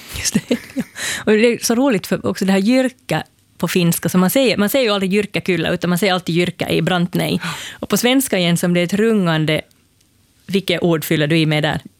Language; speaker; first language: Swedish; native; Swedish